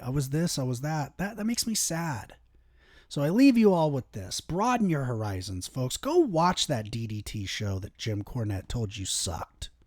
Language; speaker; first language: English; native; English